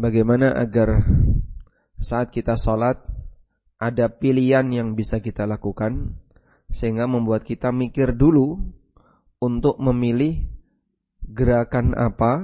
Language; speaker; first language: Indonesian; native; Indonesian